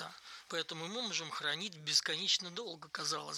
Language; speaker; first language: Russian; native; Russian